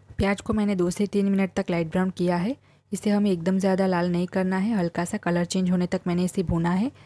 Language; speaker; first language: Hindi; non-native, local second language; Gujarati